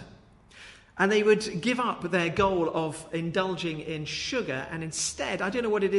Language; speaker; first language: English; native; English